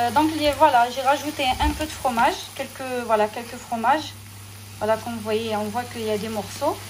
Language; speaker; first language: French; non-native, local second language; Arabic